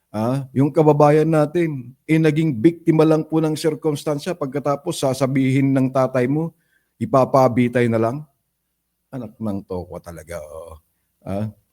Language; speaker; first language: Filipino; native; Filipino